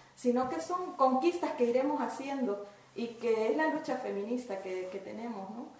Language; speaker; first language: Spanish; native; Spanish